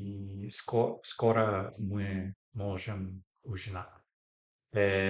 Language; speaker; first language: Russian; non-native, learner; English